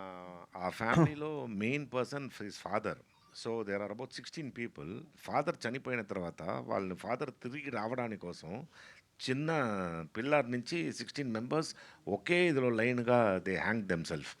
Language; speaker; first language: Telugu; non-native, fluent; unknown